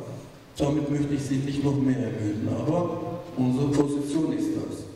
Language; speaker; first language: German; non-native, fluent; Turkish